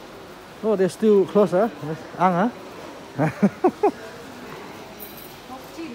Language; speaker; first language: English; non-native, learner; Thai